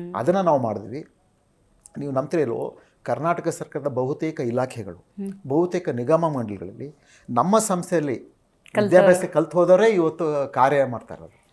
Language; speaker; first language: Kannada; native; Kannada